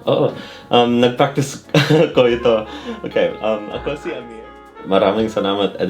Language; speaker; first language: Filipino; early bilingual, heritage; English